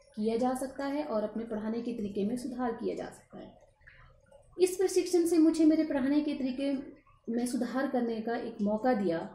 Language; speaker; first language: Hindi; native; Hindi